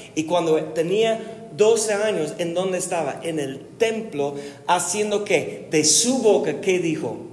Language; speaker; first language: Spanish; non-native, fluent; English